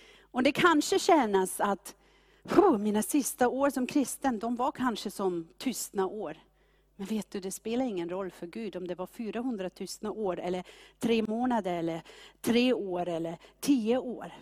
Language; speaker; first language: Swedish; non-native, fluent; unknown